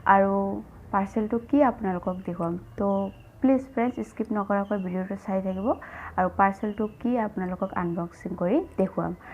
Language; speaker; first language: Assamese; non-native, local second language; Bangla